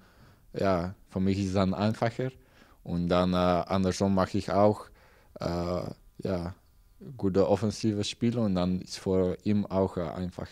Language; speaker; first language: German; non-native, learner; Dutch